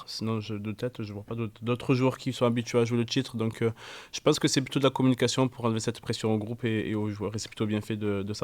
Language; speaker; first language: French; native; French